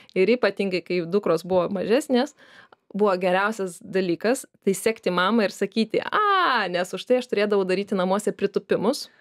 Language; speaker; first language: Lithuanian; native; Lithuanian